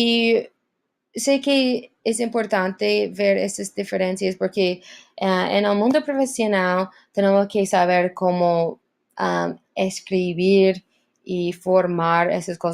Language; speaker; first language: Spanish; non-native, learner; English